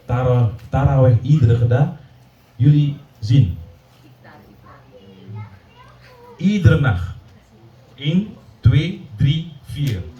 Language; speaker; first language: Dutch; non-native, learner; Indonesian